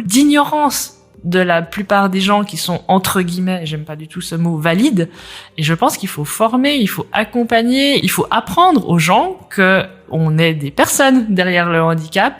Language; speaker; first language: French; native; French